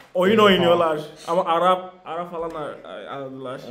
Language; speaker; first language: Turkish; early bilingual, heritage; Turkish